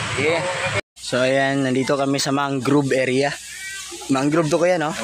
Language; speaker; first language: Filipino; non-native, local second language; Cebuano